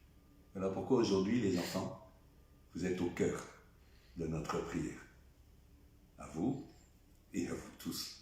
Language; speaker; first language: French; native; French